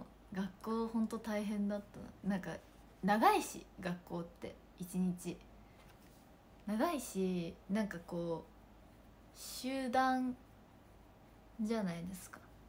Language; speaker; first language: Japanese; native; Japanese